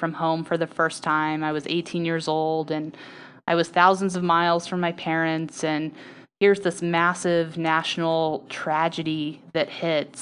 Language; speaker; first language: English; native; English